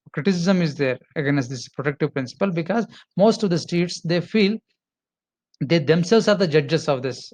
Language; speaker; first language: English; non-native, local second language; Kannada